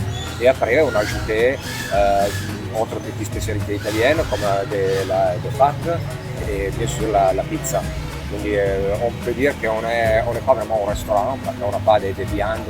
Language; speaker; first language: French; non-native, fluent; Italian